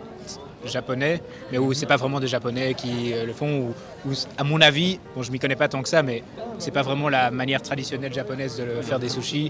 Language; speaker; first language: French; native; French